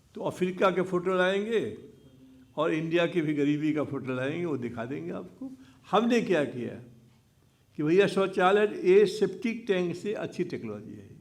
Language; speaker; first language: Hindi; native; Hindi